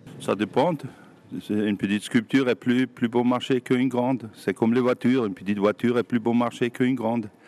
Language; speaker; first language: French; non-native, fluent; German